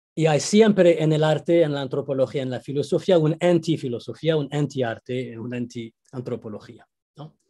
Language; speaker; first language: Spanish; non-native, fluent; Arabic